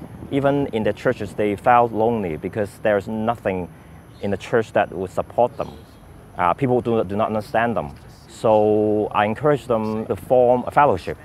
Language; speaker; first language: English; non-native, local second language; Cantonese